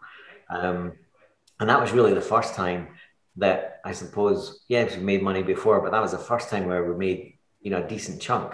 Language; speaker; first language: English; native; English